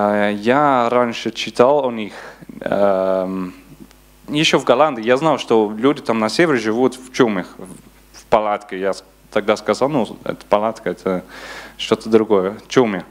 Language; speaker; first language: Russian; non-native, learner; Dutch